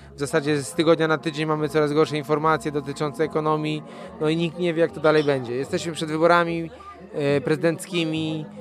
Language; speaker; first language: Polish; native; Polish